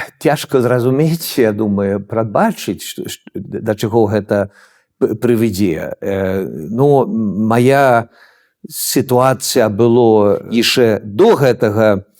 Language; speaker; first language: Belarusian; non-native, fluent; Swedish